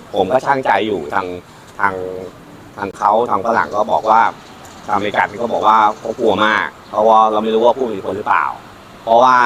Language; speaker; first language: Thai; native; Thai